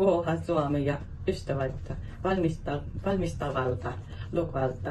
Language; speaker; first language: Finnish; non-native, learner; Filipino